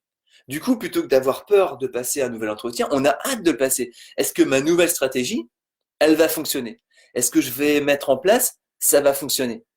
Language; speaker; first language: French; native; French